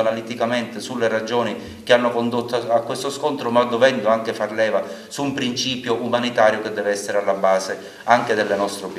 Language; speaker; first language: Italian; native; Italian